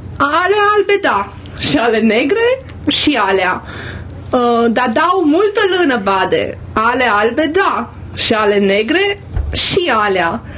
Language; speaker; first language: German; non-native, fluent; Romanian